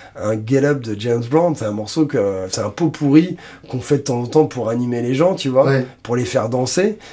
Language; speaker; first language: French; native; French